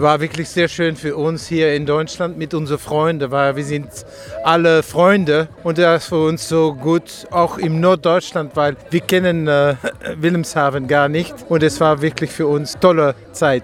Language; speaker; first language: German; non-native, fluent; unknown